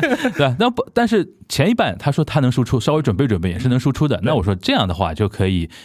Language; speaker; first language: Chinese; native; Chinese